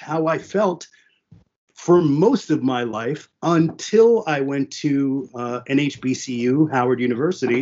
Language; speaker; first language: English; early bilingual, other home language; French